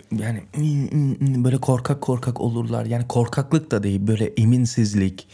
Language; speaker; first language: Turkish; early bilingual, heritage; Turkish